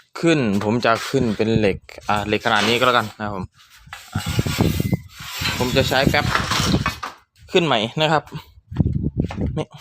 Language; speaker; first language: Thai; native; Thai